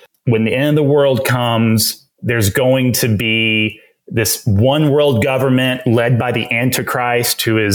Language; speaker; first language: English; native; English